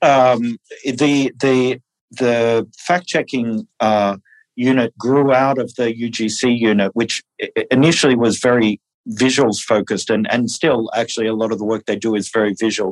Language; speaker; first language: English; native; English